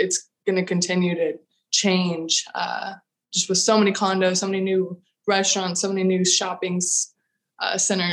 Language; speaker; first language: English; native; English